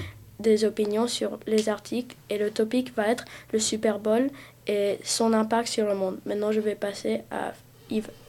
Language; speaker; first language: French; early bilingual, heritage; French